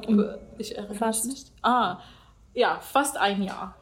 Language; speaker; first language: German; non-native, learner; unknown